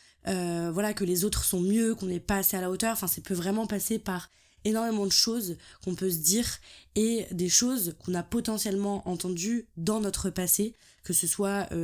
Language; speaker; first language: French; native; French